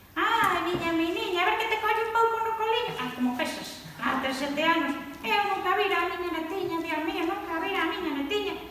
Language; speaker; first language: Galician; early bilingual, other home language; Spanish